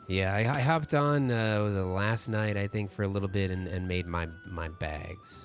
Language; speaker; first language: English; native; English